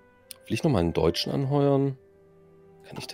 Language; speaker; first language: German; native; German